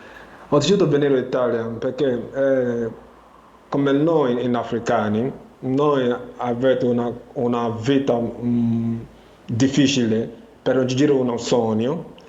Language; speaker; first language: Italian; non-native, learner; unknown